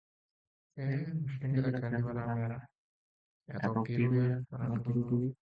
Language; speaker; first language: Indonesian; native; Indonesian